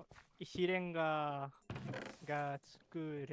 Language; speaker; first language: Japanese; non-native, learner; English